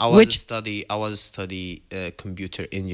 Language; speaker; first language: English; non-native, learner; Arabic